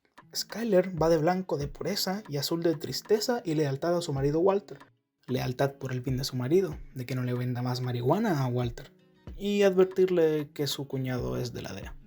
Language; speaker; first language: Spanish; native; Spanish